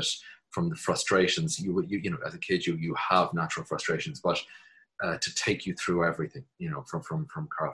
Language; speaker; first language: English; native; English